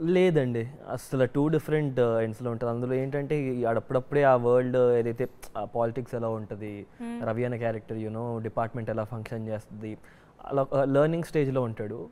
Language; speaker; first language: Telugu; native; Telugu